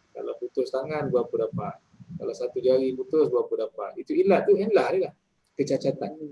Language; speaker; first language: Malay; native; Malay